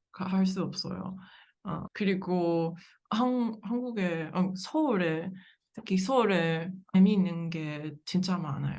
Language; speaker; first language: Korean; non-native, learner; English